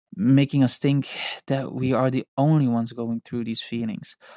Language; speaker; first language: English; non-native, fluent; Dutch